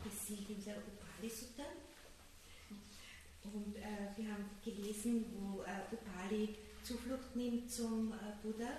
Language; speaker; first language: German; native; German